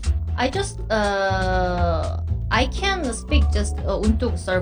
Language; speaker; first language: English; non-native, learner; Korean